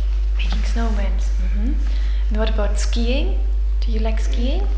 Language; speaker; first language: English; non-native, fluent; German